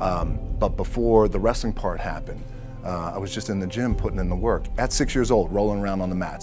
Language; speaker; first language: English; native; English